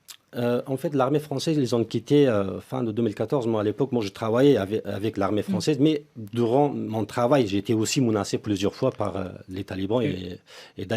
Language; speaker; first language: French; non-native, fluent; Persian